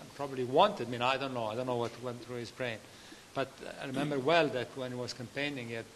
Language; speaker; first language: English; non-native, fluent; Italian